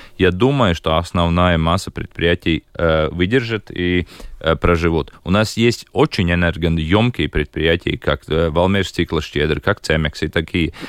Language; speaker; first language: Russian; non-native, local second language; Latvian